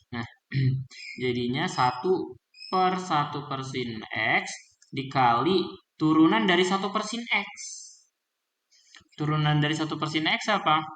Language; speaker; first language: Indonesian; native; Indonesian